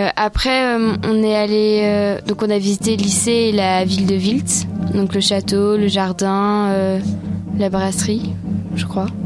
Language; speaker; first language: French; native; French